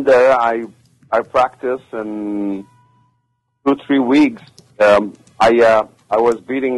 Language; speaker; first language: English; non-native, learner; Arabic